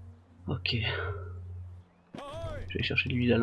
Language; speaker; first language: French; native; French